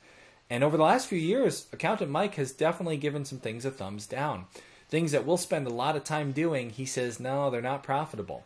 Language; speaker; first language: English; native; English